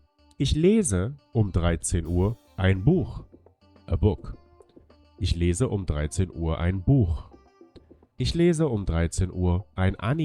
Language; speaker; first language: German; non-native, fluent; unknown